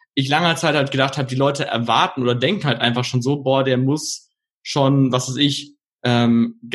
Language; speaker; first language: German; native; German